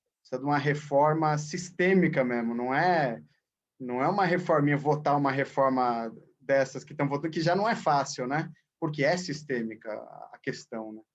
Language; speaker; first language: Portuguese; native; Portuguese